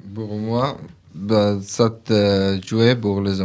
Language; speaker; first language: French; non-native, learner; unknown